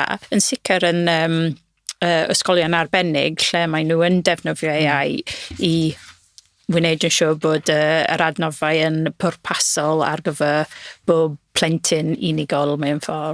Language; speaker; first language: Welsh; non-native, local second language; English